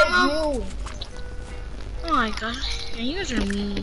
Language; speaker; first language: English; native; English